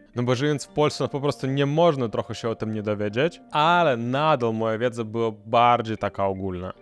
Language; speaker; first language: Polish; non-native, fluent; Russian